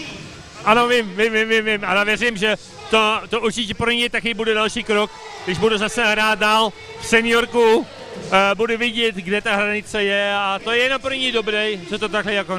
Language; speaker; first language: Czech; early bilingual, heritage; Czech